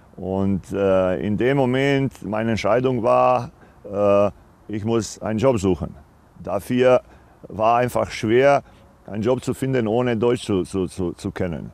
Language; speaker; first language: German; non-native, fluent; Croatian